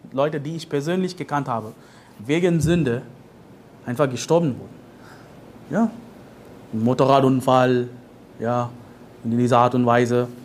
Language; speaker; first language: German; non-native, fluent; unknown